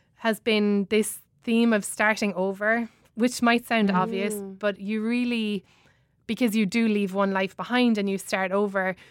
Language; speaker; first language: English; native; English